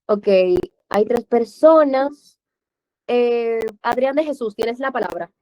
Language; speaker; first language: Spanish; native; Spanish